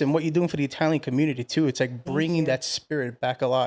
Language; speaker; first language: English; native; English